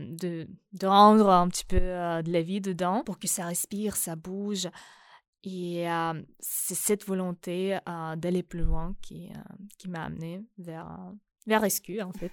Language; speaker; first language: French; non-native, fluent; Ukrainian